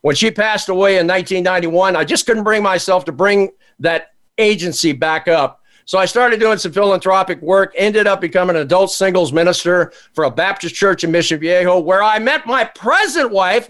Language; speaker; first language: English; native; English